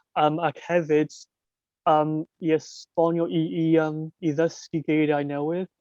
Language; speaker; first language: Welsh; non-native, local second language; English